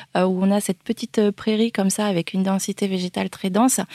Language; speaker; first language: French; native; French